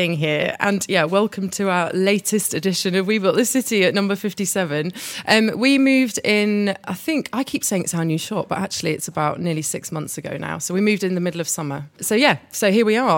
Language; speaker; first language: English; native; English